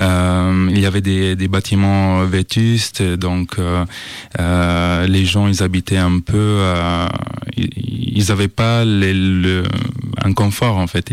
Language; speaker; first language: French; non-native, fluent; Italian